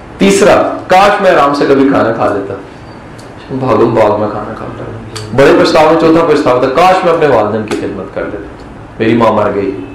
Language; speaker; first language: Urdu; non-native, local second language; Punjabi